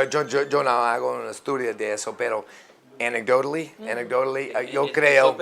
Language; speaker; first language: Spanish; non-native, learner; English